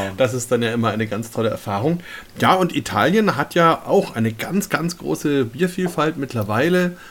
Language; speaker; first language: German; native; German